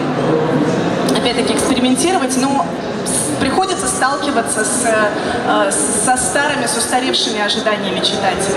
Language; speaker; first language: Russian; native; Russian